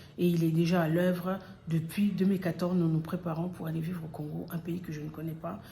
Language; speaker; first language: French; early bilingual, other home language; Lingala